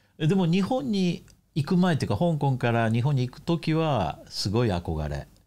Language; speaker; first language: Japanese; native; Japanese